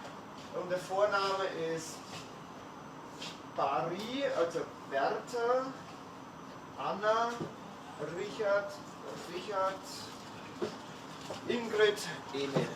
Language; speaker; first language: German; native; German